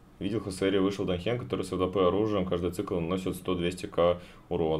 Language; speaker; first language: Russian; native; Russian